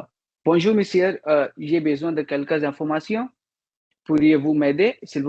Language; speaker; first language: French; non-native, learner; Hindi